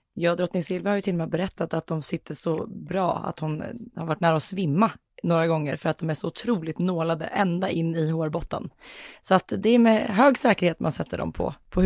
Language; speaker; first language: Swedish; native; Swedish